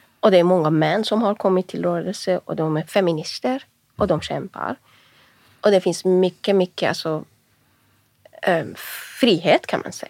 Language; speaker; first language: Swedish; non-native, fluent; Persian